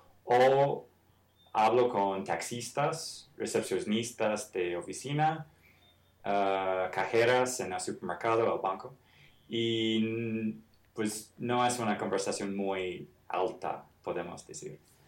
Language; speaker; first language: Spanish; non-native, fluent; English